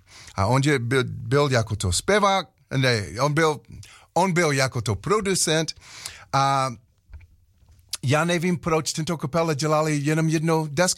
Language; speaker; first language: Czech; non-native, learner; English